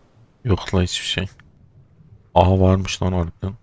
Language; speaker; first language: Turkish; native; Turkish